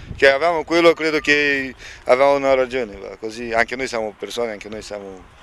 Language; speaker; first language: Italian; non-native, learner; Romanian